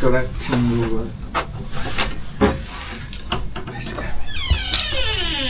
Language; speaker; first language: English; non-native, learner; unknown